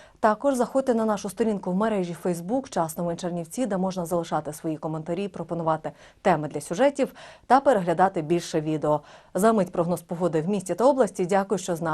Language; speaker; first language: Ukrainian; native; Ukrainian